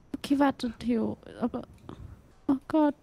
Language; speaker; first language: German; native; German